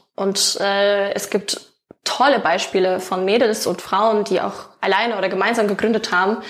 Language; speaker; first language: German; non-native, fluent; Ukrainian